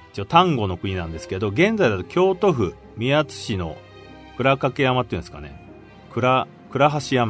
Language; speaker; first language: Japanese; native; Japanese